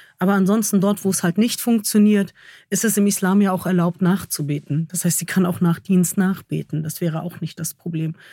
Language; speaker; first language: German; early bilingual, other home language; Kurdish